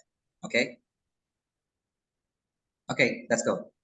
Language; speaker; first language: English; non-native, local second language; Indonesian